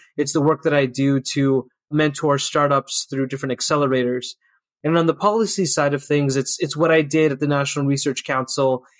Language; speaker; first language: English; early bilingual, other home language; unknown